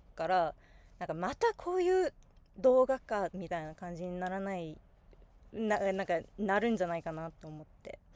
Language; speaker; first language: Japanese; non-native, fluent; English